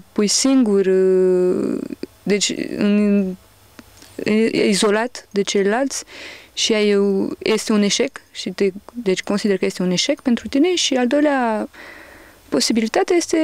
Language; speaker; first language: Romanian; early bilingual, heritage; Romanian